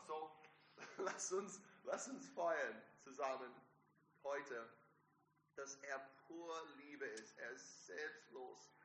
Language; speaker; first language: German; non-native, learner; English